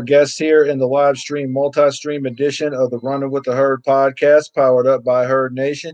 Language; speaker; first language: English; native; English